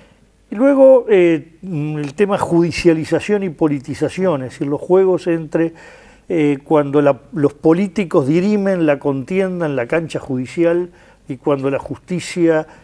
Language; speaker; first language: Spanish; native; Spanish